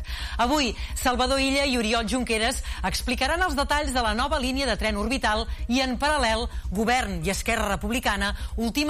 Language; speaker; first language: Catalan; native; Catalan